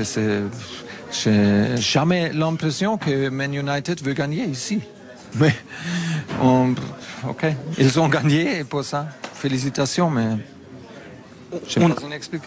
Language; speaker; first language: French; non-native, fluent; German